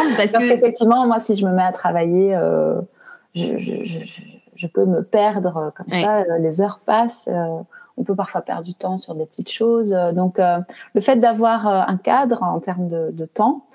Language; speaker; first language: French; native; French